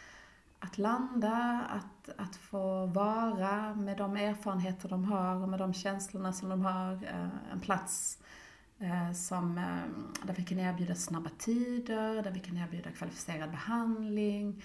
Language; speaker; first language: Swedish; native; Swedish